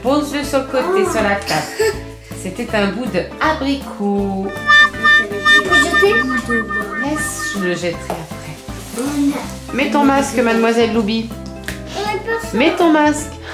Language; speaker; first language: French; native; French